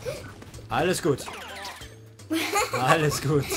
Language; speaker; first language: German; native; German